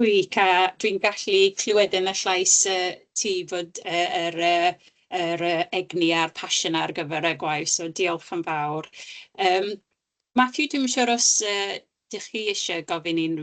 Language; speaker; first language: Welsh; non-native, local second language; English